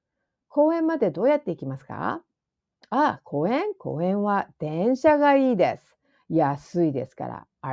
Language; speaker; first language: Japanese; non-native, fluent; English